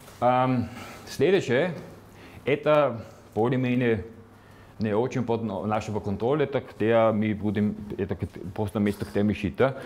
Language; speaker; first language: Russian; non-native, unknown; Slovenian